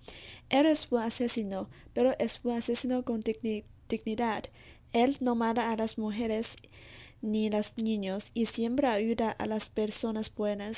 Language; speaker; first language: Spanish; non-native, learner; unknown